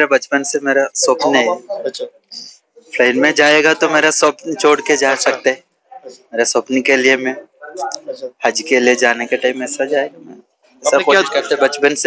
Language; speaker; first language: Hindi; non-native, local second language; Malayalam